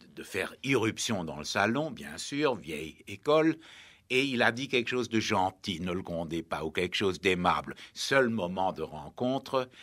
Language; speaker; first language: French; native; French